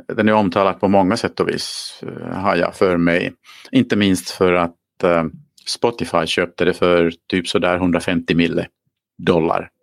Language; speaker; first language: Swedish; native; Swedish